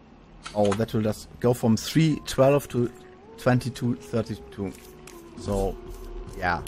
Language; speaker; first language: English; non-native, fluent; German